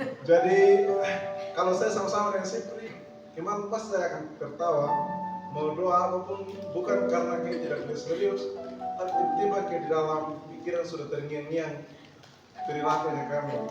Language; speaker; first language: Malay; non-native, local second language; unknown